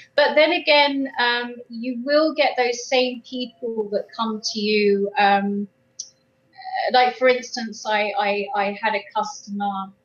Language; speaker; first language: English; native; English